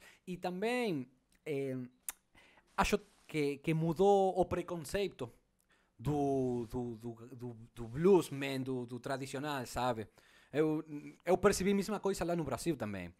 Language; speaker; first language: Portuguese; non-native, fluent; Spanish